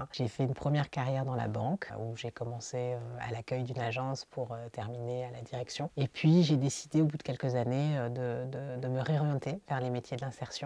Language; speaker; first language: French; early bilingual, other home language; Kabyle